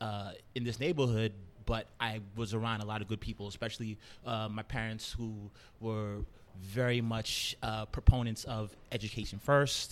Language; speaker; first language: English; native; English